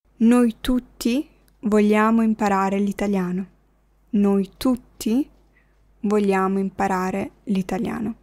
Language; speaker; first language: Italian; non-native, fluent; Arabic